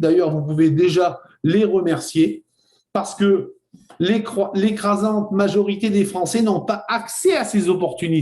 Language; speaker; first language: French; native; French